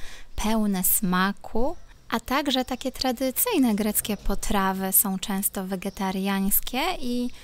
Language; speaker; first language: Polish; non-native, local second language; Ukrainian